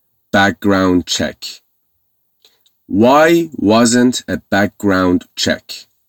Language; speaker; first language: English; non-native, fluent; Persian